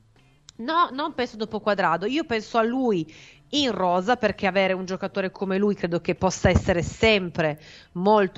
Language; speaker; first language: Italian; native; Italian